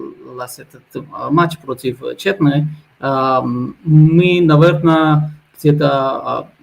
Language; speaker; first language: Russian; non-native, learner; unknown